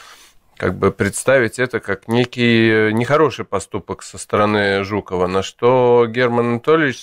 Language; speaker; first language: Russian; native; Russian